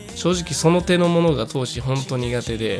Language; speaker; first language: Japanese; native; Japanese